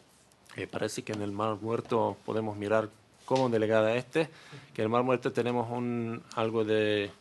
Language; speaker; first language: Spanish; non-native, learner; Hebrew